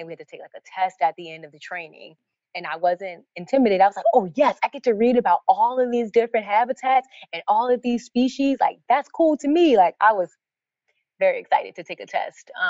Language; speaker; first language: English; native; English